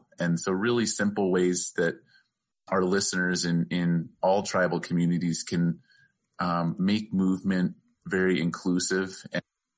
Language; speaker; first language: English; native; English